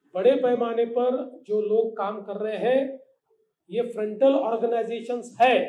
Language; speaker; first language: Hindi; non-native, local second language; Marathi